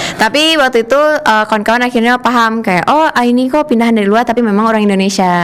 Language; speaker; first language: Indonesian; early bilingual, heritage; Indonesian